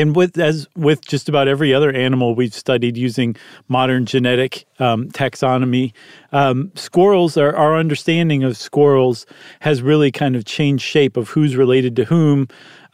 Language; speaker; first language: English; native; English